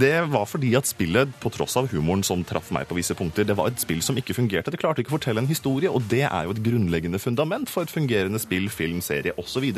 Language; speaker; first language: Norwegian; native; Norwegian